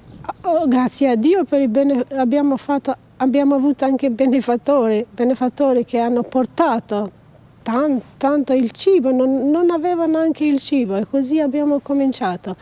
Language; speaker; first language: Italian; non-native, learner; Albanian